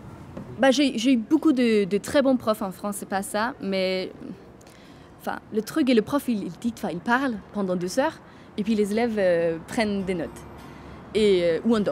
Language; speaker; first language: French; non-native, fluent; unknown